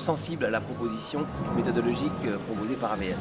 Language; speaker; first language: French; native; French